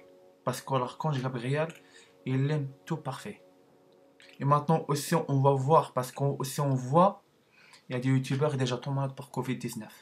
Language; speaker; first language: French; non-native, learner; Arabic